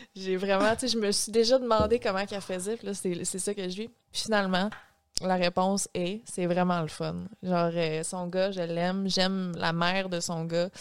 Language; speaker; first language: French; native; French